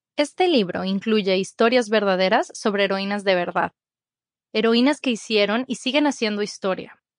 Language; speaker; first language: Spanish; native; Spanish